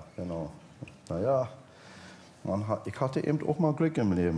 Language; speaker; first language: German; native; German